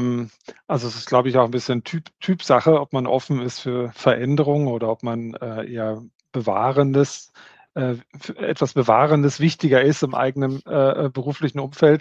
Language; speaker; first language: German; native; German